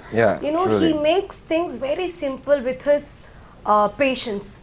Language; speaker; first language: Telugu; non-native, learner; Malayalam